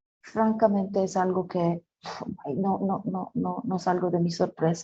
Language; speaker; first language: Spanish; non-native, fluent; French